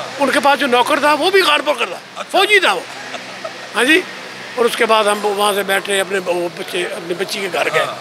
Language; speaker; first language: Urdu; non-native, local second language; Punjabi